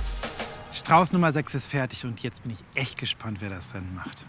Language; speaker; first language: German; native; German